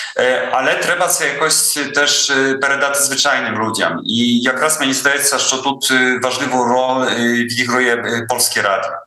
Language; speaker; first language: Ukrainian; non-native, fluent; Polish